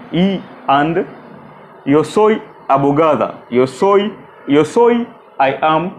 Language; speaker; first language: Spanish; non-native, fluent; Swahili